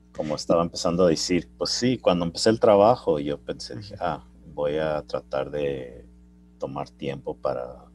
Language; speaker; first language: Spanish; early bilingual, heritage; Spanish